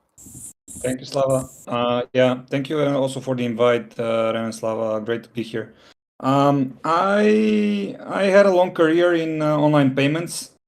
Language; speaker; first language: English; non-native, learner; Russian